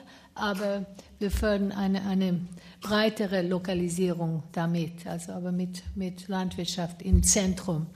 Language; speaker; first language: German; non-native, fluent; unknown